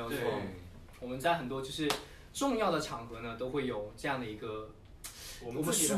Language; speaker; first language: Chinese; native; Chinese